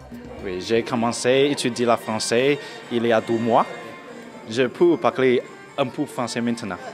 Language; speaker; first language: French; non-native, learner; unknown